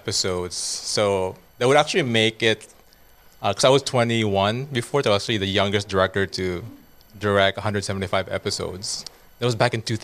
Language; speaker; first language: English; non-native, local second language; Cebuano